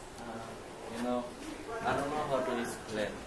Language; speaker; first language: English; non-native, learner; Chinese